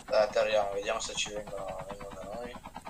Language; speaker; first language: Italian; native; Italian